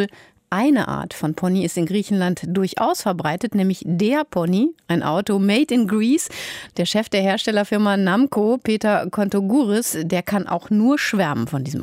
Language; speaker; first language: German; native; German